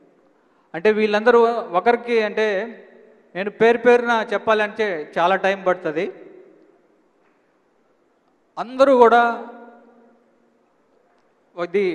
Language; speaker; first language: Telugu; native; Telugu